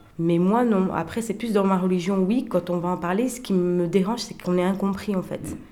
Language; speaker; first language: French; native; French